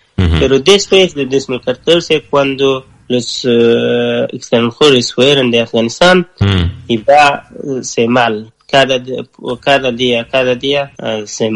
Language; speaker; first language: Spanish; non-native, learner; Persian